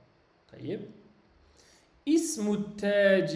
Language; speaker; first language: Arabic; non-native, fluent; French